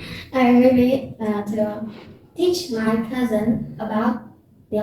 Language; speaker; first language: English; non-native, learner; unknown